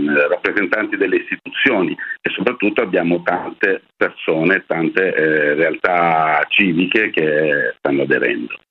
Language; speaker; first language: Italian; native; Italian